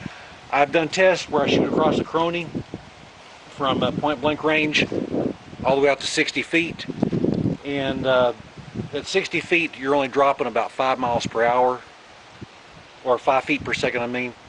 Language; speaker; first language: English; native; English